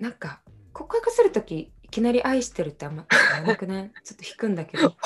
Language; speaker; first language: Japanese; non-native, fluent; Korean